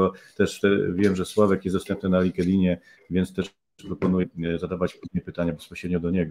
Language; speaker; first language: Polish; native; Polish